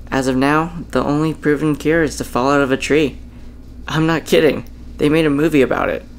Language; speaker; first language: English; native; English